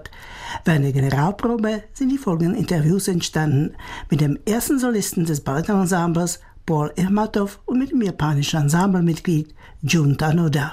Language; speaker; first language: German; native; German